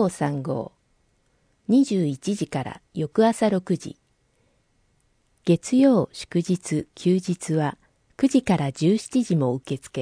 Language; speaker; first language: Japanese; native; Japanese